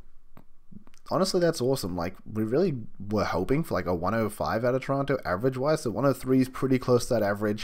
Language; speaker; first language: English; native; English